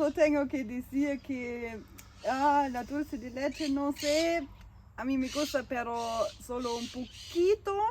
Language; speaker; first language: Spanish; non-native, fluent; German